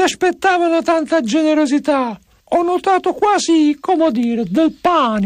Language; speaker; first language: Italian; native; Italian